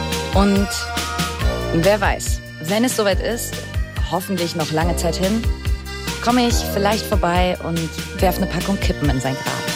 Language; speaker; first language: German; native; German